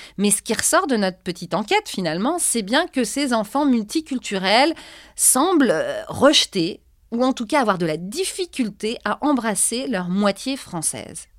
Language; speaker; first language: French; native; French